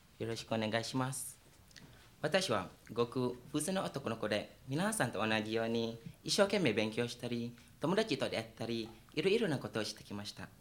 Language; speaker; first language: Japanese; non-native, fluent; Malay